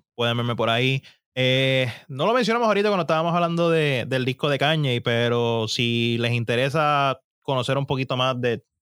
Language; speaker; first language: Spanish; early bilingual, heritage; Spanish